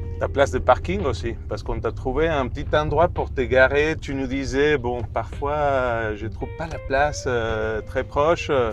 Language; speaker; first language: French; non-native, fluent; Spanish